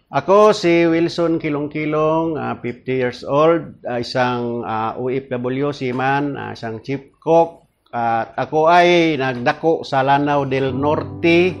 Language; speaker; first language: Filipino; non-native, local second language; Cebuano